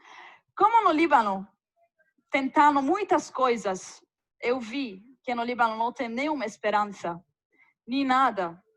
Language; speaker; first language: Portuguese; non-native, fluent; Arabic